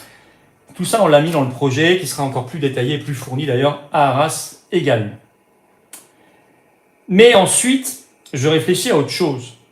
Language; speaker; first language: French; native; French